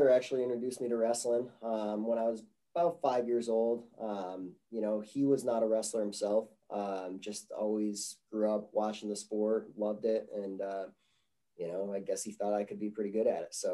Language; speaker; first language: English; native; English